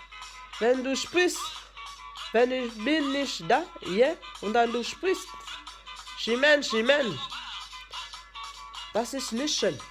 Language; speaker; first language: German; non-native, learner; French